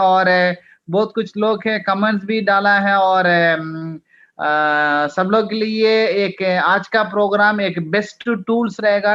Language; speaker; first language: Hindi; non-native, local second language; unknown